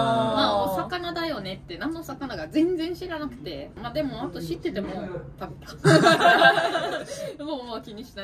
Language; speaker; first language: Japanese; non-native, fluent; Italian